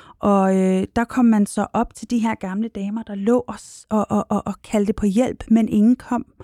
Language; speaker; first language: Danish; native; Danish